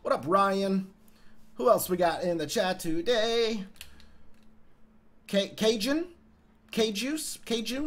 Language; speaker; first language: English; native; English